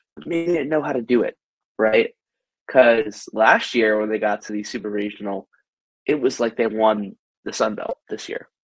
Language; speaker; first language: English; native; English